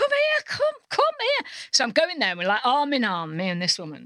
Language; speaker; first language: English; native; English